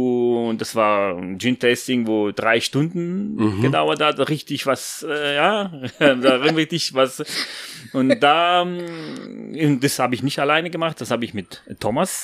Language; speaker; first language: German; non-native, fluent; Italian